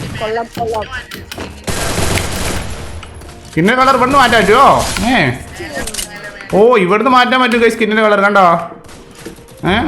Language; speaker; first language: Malayalam; native; Malayalam